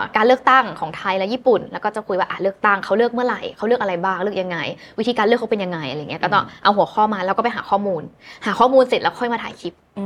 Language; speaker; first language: Thai; native; Thai